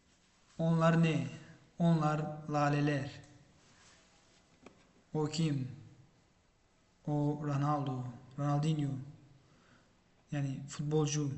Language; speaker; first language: Turkish; non-native, fluent; Uzbek